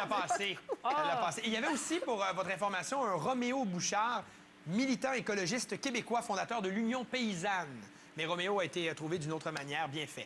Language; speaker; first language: French; native; French